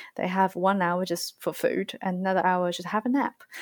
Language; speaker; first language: English; non-native, fluent; Chinese